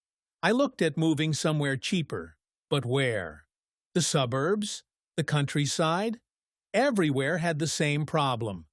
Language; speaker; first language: English; native; English